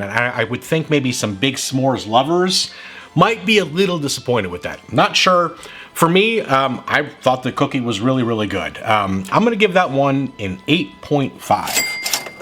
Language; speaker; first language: English; native; English